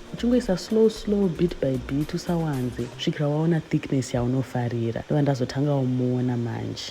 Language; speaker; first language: Shona; early bilingual, heritage; Shona